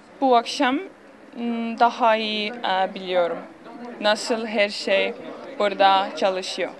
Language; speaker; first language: Turkish; non-native, learner; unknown